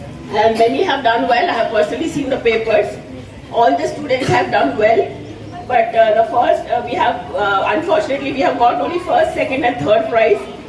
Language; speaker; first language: English; non-native, local second language; Telugu